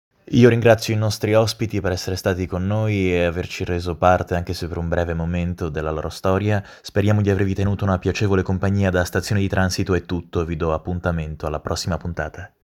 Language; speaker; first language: Italian; native; Italian